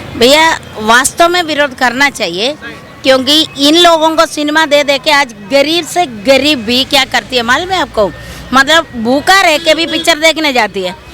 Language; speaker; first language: Hindi; non-native, local second language; Malayalam